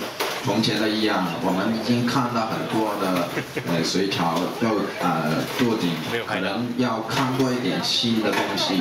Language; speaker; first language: Chinese; non-native, local second language; Cantonese